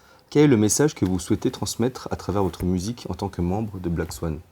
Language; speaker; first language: French; native; French